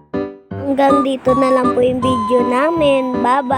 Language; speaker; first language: Filipino; native; Filipino